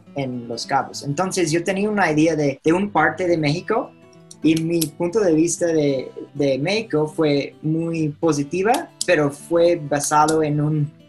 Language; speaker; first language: Spanish; non-native, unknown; English